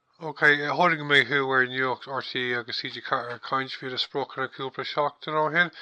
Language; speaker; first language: Irish; non-native, local second language; English